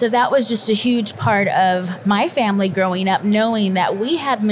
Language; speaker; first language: English; native; English